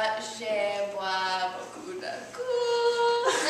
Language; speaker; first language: French; non-native, learner; English